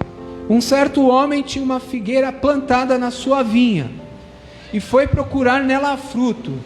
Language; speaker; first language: Portuguese; native; Portuguese